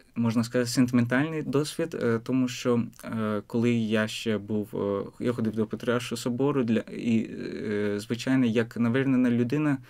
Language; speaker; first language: Ukrainian; non-native, fluent; Azerbaijani